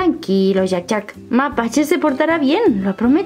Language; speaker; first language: Spanish; native; Spanish